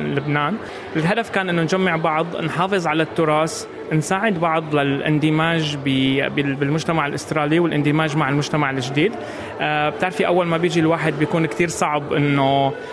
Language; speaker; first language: Arabic; native; Arabic